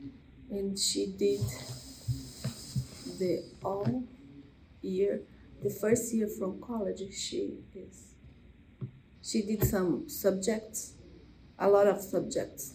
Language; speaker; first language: English; non-native, learner; Portuguese